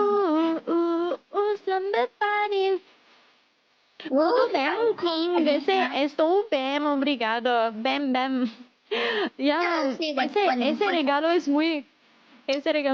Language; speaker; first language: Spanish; non-native, learner; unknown